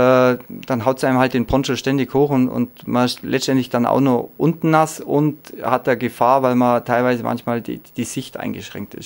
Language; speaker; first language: German; native; German